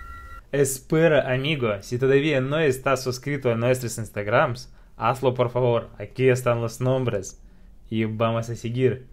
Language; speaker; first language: Spanish; non-native, learner; Russian